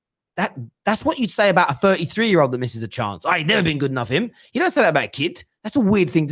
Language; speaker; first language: English; native; English